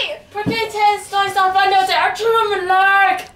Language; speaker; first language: Spanish; non-native, learner; English